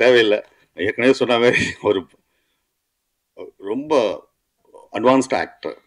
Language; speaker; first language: Tamil; native; Tamil